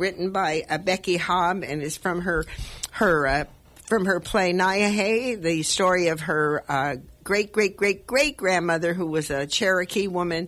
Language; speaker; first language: English; native; English